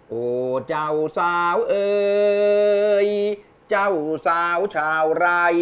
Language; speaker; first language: Thai; native; Thai